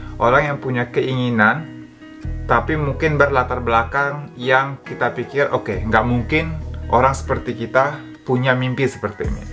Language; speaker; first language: Indonesian; native; Indonesian